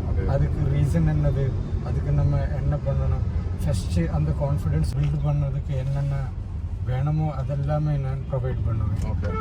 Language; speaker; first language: Tamil; non-native, learner; Malayalam